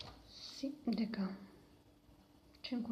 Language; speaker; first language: Italian; non-native, learner; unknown